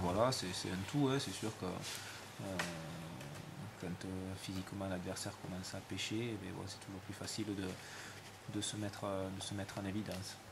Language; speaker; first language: French; native; French